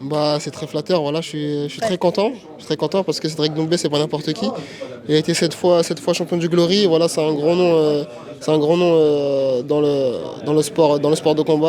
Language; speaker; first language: French; native; French